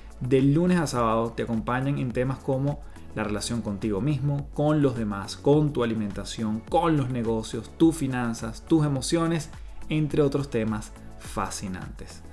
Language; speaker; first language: Spanish; native; Spanish